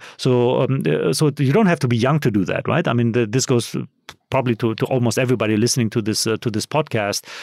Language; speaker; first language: English; non-native, fluent; German